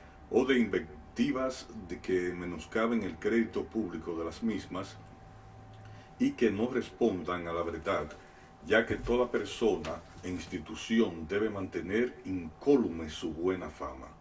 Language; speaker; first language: Spanish; native; Spanish